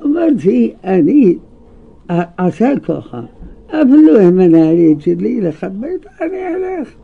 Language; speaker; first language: Hebrew; non-native, fluent; Arabic